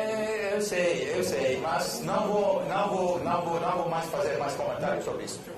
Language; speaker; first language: Portuguese; non-native, fluent; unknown